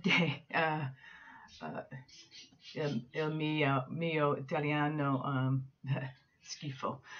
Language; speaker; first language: Italian; non-native, learner; English